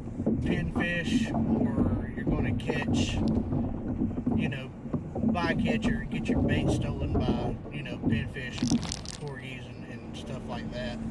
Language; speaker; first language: English; native; English